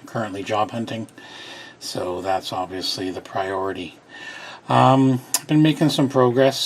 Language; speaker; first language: English; native; English